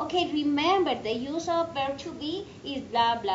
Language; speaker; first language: English; non-native, fluent; Spanish